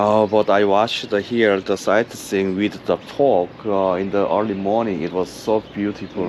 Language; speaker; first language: English; non-native, learner; Korean